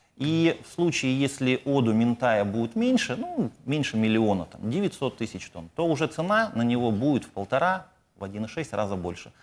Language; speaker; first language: Russian; native; Russian